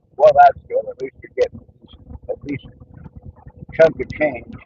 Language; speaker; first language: English; native; English